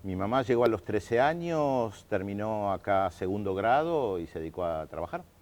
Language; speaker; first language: Spanish; early bilingual, other home language; German